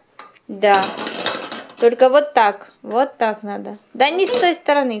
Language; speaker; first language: Russian; native; Russian